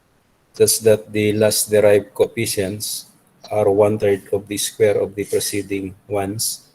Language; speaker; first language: English; non-native, local second language; Filipino